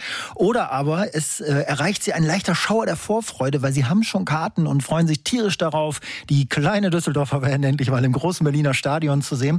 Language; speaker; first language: German; native; German